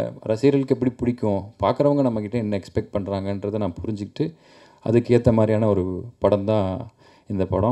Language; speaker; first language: Tamil; native; Tamil